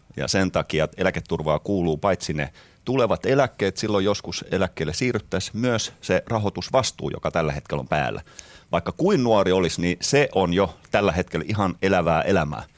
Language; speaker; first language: Finnish; native; Finnish